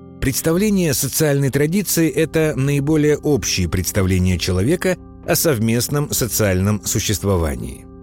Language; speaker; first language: Russian; native; Russian